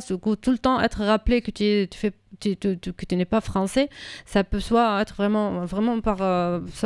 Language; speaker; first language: French; non-native, fluent; Arabic